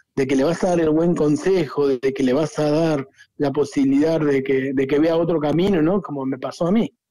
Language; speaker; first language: Spanish; native; Spanish